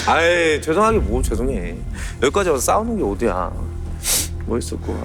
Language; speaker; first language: Korean; native; Korean